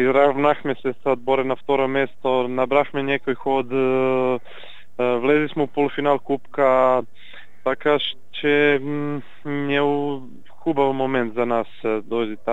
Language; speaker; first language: Bulgarian; non-native, learner; Serbian